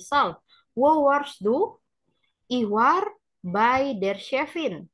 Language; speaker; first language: German; non-native, learner; Indonesian